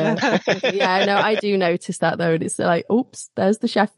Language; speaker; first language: English; native; English